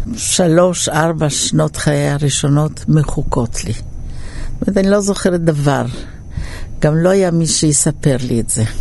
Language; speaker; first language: Hebrew; early bilingual, other home language; Polish